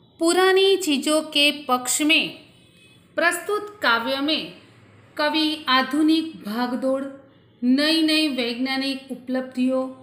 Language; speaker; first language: Hindi; non-native, local second language; Gujarati